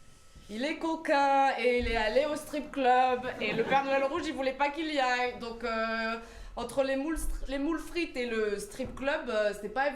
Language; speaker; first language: French; native; French